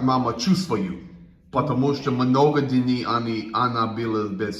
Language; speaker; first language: Russian; non-native, learner; English